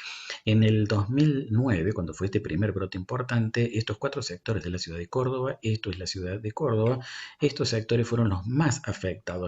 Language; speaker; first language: Spanish; native; Spanish